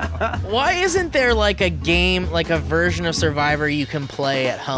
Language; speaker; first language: English; native; English